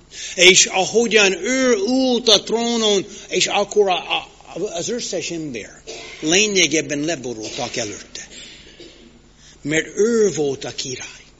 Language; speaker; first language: Hungarian; non-native, fluent; English